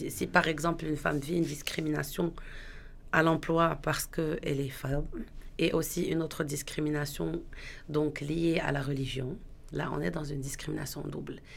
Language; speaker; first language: French; non-native, local second language; Arabic